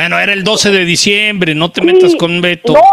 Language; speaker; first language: Spanish; native; Spanish